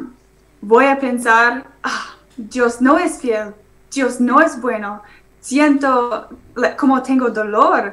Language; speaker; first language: Spanish; non-native, learner; English